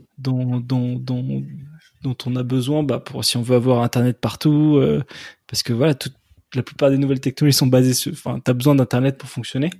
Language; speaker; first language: French; native; French